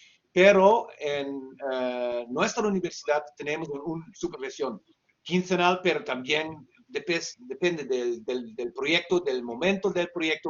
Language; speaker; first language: Spanish; non-native, learner; Dutch